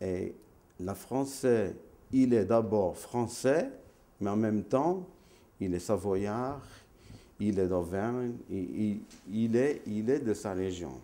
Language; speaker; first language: French; non-native, fluent; Maltese